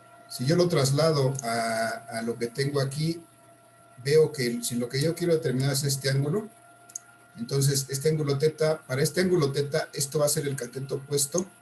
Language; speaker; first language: Spanish; native; Spanish